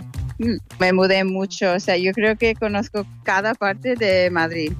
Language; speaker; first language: Spanish; non-native, fluent; English